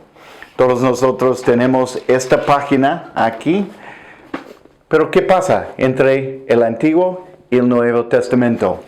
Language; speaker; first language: Spanish; non-native, fluent; English